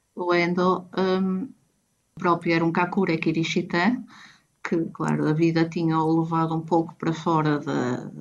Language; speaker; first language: Portuguese; native; Portuguese